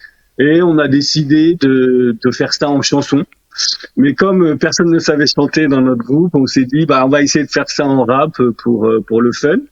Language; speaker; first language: French; early bilingual, other home language; Korean